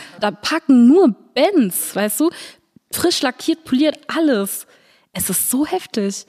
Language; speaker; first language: German; early bilingual, other home language; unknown